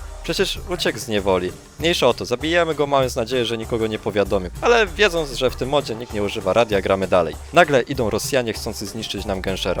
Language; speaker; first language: Polish; native; Polish